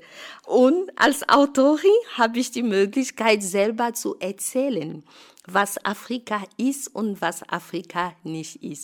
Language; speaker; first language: German; non-native, fluent; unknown